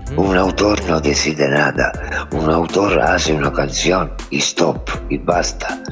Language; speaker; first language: Spanish; non-native, fluent; Italian